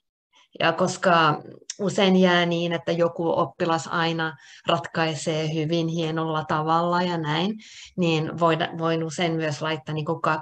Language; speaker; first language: Finnish; non-native, local second language; Swedish